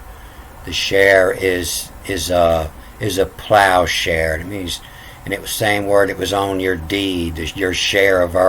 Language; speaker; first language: English; native; English